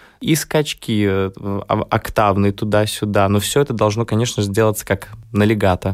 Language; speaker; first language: Russian; native; Russian